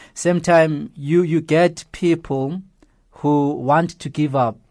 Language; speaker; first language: English; non-native, local second language; Zulu